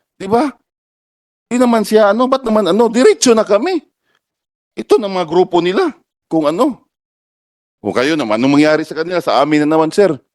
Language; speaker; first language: Filipino; non-native, local second language; Cebuano